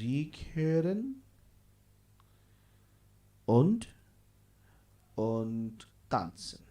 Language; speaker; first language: German; non-native, fluent; Hindi